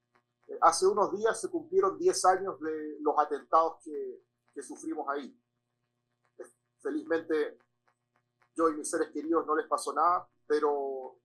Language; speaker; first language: Spanish; native; Spanish